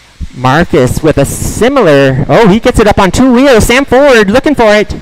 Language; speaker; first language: English; native; English